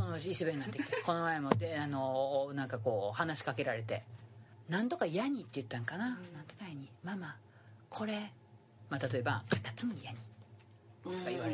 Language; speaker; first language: Japanese; native; Japanese